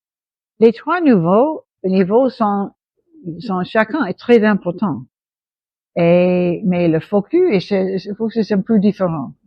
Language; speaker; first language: French; non-native, local second language; English